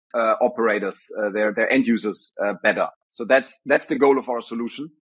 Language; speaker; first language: English; non-native, fluent; German